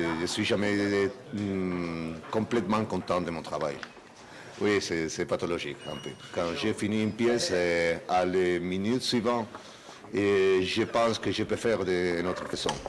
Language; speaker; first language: French; non-native, learner; Spanish